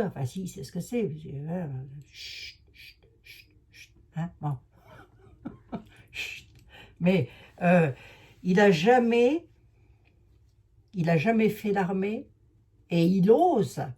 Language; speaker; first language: French; native; French